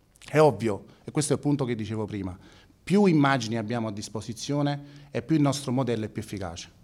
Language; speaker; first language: Italian; native; Italian